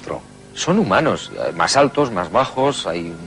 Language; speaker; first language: Spanish; native; Spanish